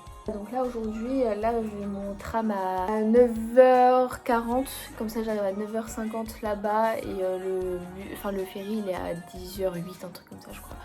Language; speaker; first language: French; native; French